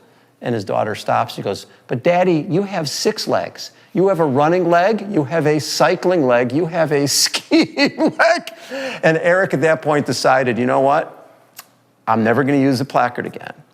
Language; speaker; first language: English; native; English